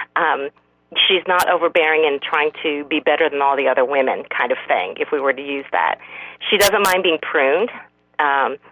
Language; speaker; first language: English; non-native, fluent; Korean